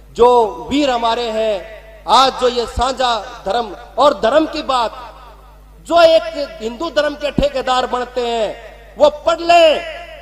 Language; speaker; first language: Hindi; non-native, local second language; Haryanvi